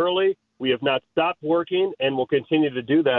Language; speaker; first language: English; native; English